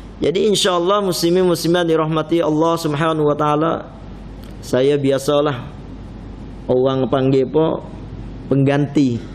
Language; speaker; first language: Malay; non-native, fluent; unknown